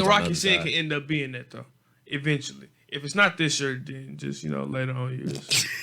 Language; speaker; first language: English; native; English